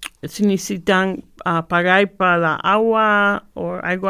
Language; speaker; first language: Spanish; early bilingual, heritage; Spanish